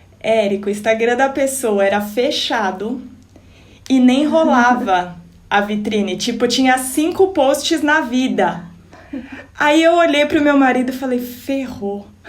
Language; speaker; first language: Portuguese; native; Portuguese